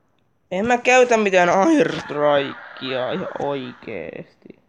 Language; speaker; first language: Finnish; native; Finnish